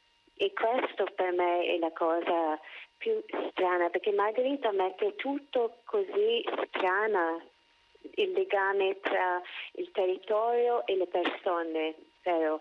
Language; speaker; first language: Italian; non-native, fluent; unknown